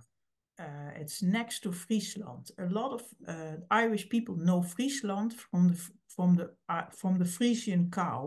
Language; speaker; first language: English; non-native, fluent; Dutch